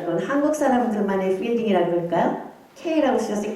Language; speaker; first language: Korean; native; Korean